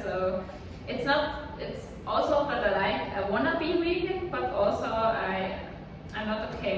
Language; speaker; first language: English; non-native, fluent; Swiss German